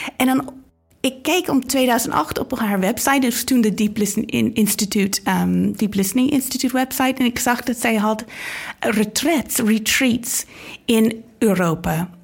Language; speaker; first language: Dutch; non-native, fluent; English